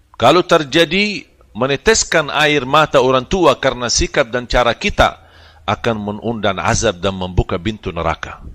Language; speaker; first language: Malay; non-native, fluent; Arabic